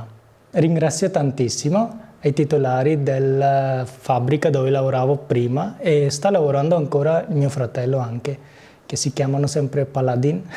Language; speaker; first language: Italian; early bilingual, other home language; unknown